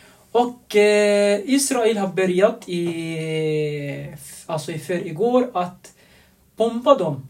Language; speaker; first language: Swedish; non-native, fluent; Arabic